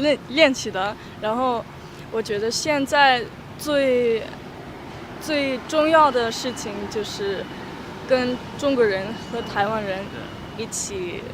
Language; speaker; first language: Chinese; non-native, fluent; German